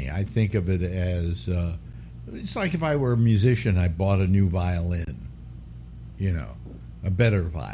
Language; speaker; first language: English; native; English